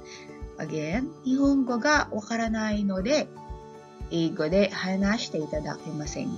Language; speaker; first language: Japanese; non-native, fluent; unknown